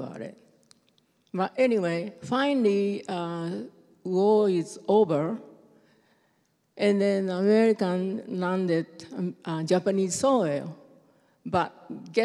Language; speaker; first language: English; non-native, fluent; Japanese